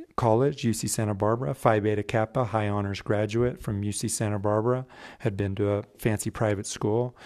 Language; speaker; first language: English; native; English